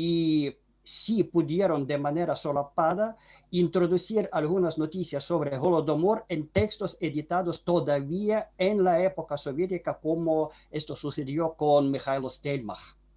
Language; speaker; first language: Spanish; non-native, fluent; Ukrainian